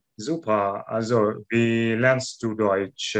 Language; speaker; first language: German; non-native, fluent; Italian